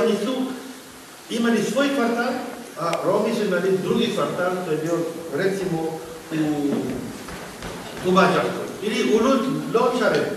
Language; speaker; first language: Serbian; non-native, fluent; French